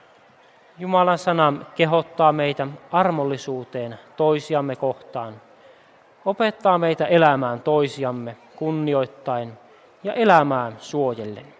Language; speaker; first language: Finnish; native; Finnish